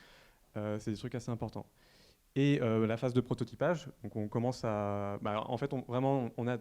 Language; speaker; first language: French; native; French